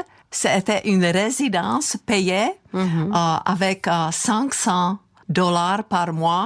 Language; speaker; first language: French; non-native, fluent; Czech